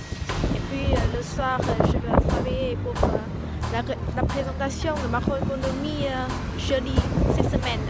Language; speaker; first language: French; non-native, learner; Vietnamese